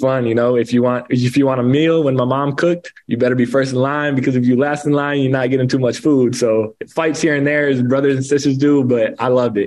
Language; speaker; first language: English; native; English